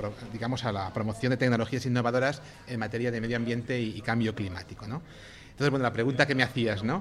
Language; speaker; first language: Spanish; native; Spanish